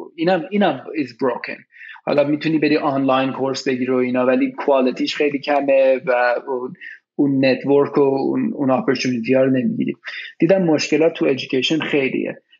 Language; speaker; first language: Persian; early bilingual, heritage; Persian